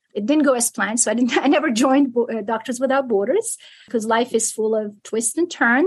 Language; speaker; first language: English; non-native, fluent; Arabic